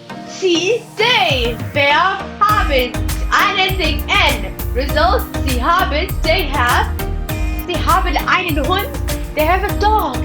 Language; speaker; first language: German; non-native, learner; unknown